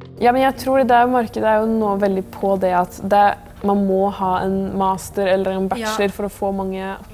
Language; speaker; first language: Norwegian; native; Norwegian